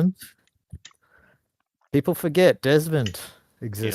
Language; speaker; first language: English; native; English